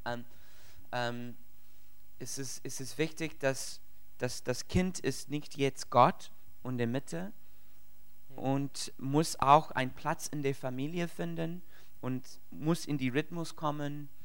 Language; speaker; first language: German; non-native, learner; English